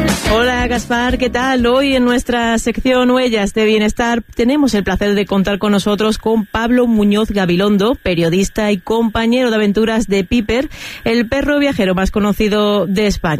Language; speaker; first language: Spanish; native; Spanish